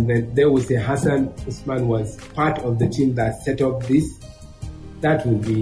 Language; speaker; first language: English; non-native, local second language; Hausa